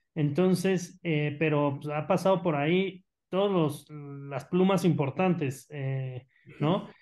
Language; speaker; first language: Spanish; native; Spanish